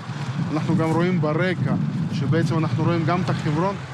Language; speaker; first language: Hebrew; native; Hebrew